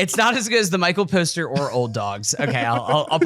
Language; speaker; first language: English; native; English